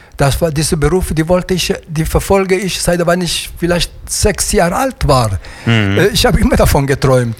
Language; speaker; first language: German; non-native, fluent; Italian